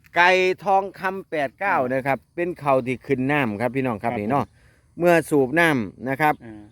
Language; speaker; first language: Thai; native; Thai